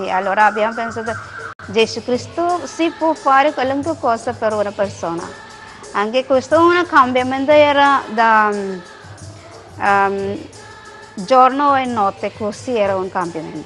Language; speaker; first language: Italian; non-native, learner; Malayalam